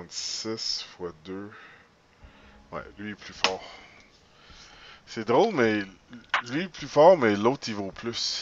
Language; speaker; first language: French; native; French